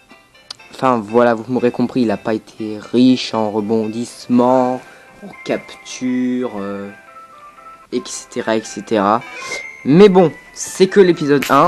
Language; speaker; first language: French; native; French